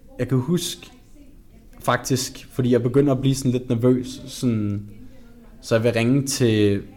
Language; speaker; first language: Danish; native; Danish